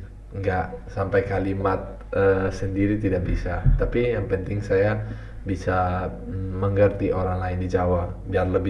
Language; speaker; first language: Indonesian; non-native, fluent; Italian